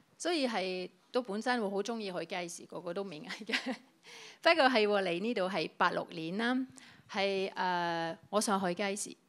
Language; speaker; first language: Cantonese; non-native, fluent; French